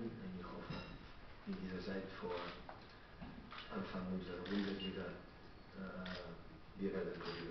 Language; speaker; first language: German; non-native, learner; Catalan